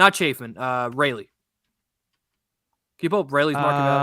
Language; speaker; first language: English; native; English